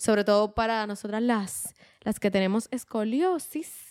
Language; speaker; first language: Spanish; native; Spanish